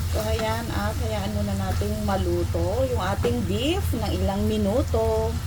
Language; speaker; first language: Filipino; native; Filipino